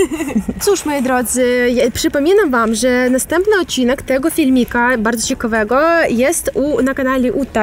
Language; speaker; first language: Polish; non-native, fluent; Ukrainian